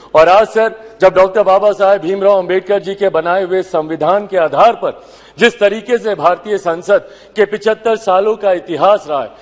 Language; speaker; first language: Hindi; native; Hindi